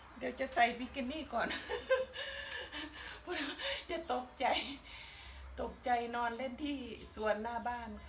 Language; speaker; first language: Thai; native; Thai